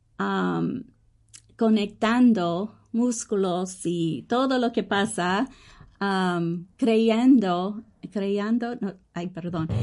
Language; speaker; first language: Spanish; early bilingual, heritage; English